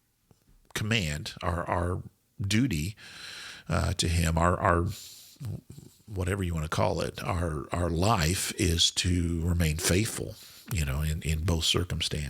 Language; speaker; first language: English; native; English